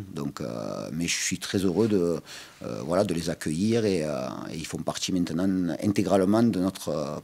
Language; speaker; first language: French; native; French